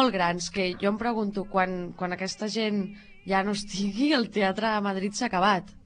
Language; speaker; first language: Catalan; native; Catalan